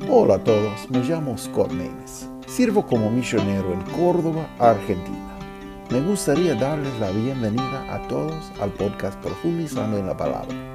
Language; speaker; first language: Spanish; non-native, learner; English